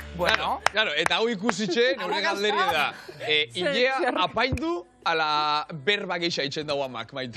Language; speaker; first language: Basque; native; Basque